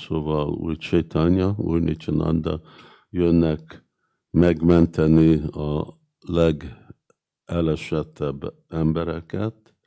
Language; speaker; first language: Hungarian; early bilingual, heritage; Hungarian